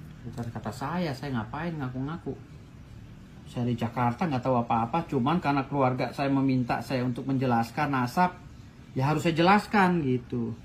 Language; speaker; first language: Indonesian; native; Indonesian